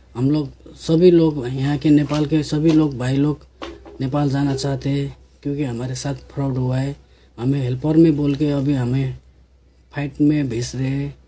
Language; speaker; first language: Hindi; non-native, local second language; Nepali